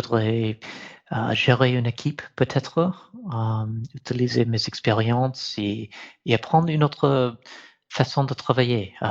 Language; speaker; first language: French; non-native, fluent; English